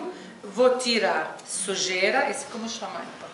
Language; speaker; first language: Portuguese; non-native, fluent; Arabic